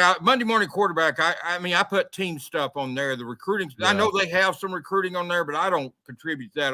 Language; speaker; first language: English; native; English